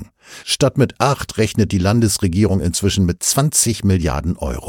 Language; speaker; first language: German; native; German